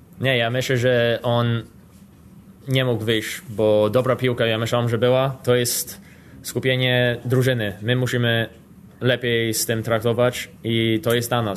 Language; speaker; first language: Polish; non-native, learner; English